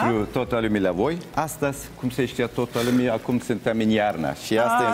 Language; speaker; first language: Romanian; non-native, learner; Turkish